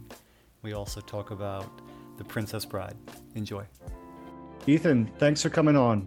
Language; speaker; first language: English; native; English